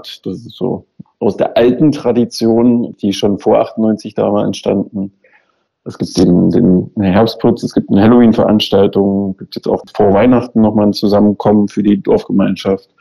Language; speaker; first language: German; native; German